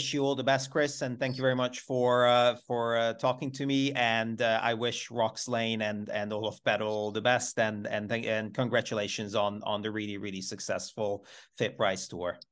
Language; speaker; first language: English; native; English